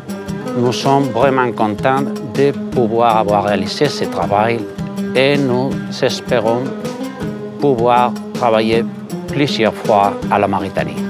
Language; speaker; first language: French; non-native, fluent; Spanish